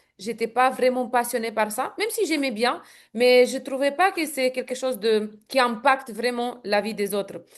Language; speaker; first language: French; non-native, fluent; Romanian